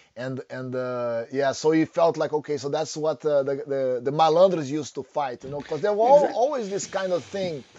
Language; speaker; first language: English; non-native, fluent; Portuguese